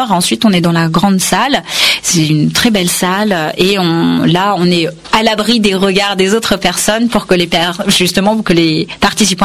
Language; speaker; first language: French; non-native, fluent; Kannada